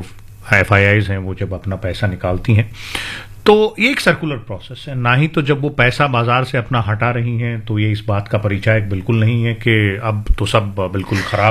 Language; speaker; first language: Hindi; native; Hindi